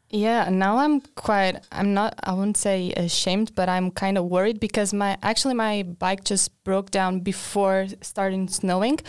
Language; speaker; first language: English; non-native, fluent; Portuguese